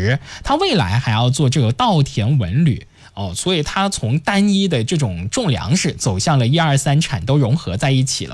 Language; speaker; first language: Chinese; native; Chinese